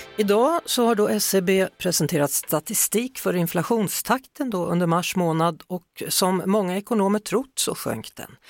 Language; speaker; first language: Swedish; native; Swedish